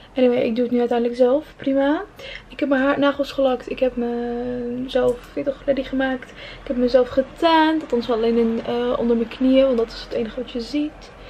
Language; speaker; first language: Dutch; early bilingual, other home language; Arabic